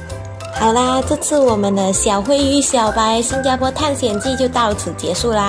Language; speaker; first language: Chinese; native; Chinese